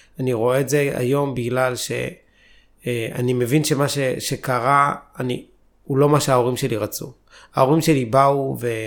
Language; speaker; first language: Hebrew; early bilingual, other home language; Amharic